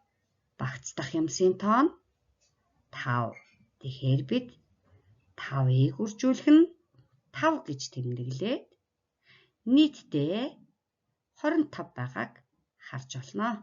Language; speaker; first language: Mongolian; native; Mongolian